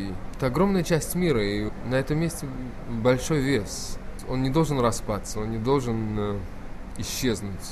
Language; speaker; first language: Russian; native; Russian